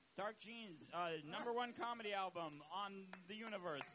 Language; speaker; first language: English; native; English